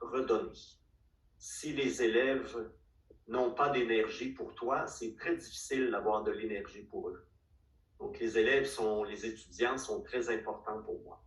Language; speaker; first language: French; native; French